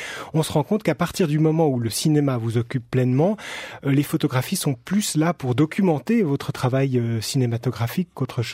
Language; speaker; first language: French; native; French